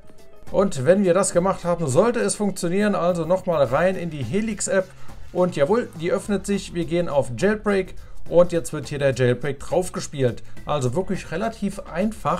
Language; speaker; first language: German; native; German